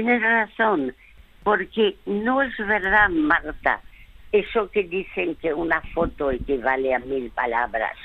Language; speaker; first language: Spanish; early bilingual, other home language; French